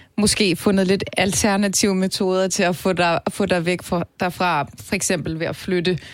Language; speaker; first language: Danish; early bilingual, other home language; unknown